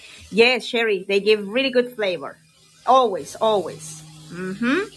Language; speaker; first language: English; non-native, fluent; Spanish